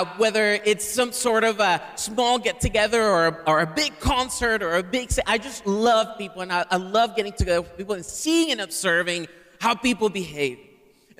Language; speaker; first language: English; non-native, fluent; Spanish